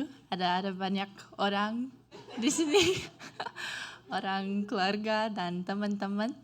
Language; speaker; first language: Indonesian; early bilingual, heritage; English